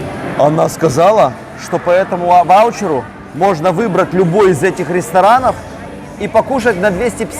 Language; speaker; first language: Russian; native; Russian